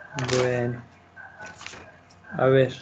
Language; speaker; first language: Spanish; native; Spanish